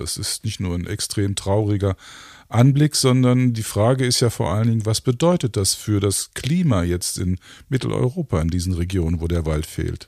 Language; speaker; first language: German; native; German